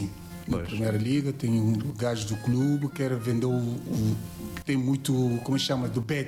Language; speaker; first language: Portuguese; non-native, learner; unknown